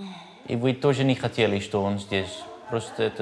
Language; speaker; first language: Russian; non-native, fluent; Dutch